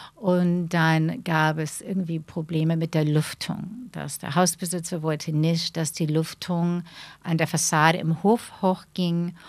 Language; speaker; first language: German; non-native, fluent; English